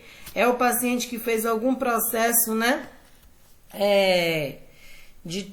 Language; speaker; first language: Portuguese; native; Portuguese